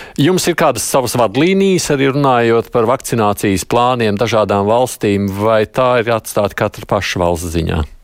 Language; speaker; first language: Latvian; native; Latvian